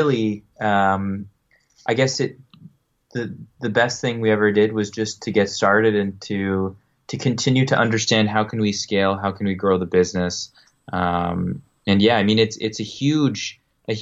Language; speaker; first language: English; native; English